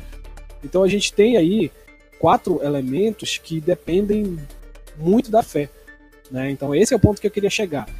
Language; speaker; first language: Portuguese; native; Portuguese